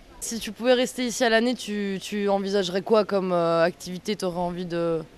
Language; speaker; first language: French; native; French